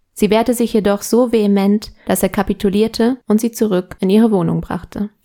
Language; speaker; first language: German; non-native, fluent; Spanish